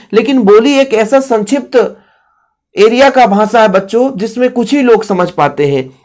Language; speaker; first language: Hindi; native; Hindi